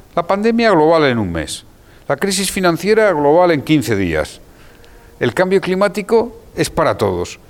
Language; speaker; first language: Spanish; native; Spanish